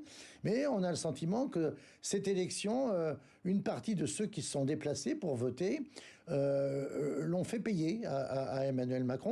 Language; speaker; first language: French; native; French